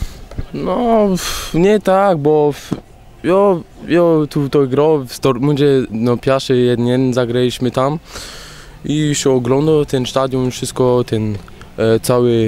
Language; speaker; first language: Polish; early bilingual, heritage; Polish